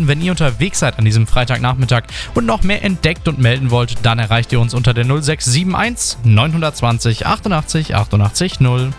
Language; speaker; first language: German; native; German